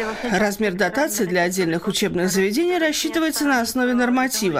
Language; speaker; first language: Russian; native; Russian